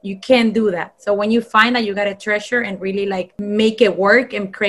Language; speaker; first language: English; non-native, fluent; Spanish